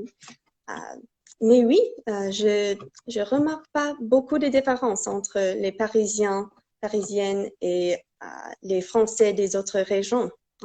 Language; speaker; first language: French; non-native, fluent; English